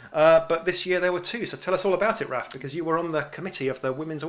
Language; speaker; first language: English; native; English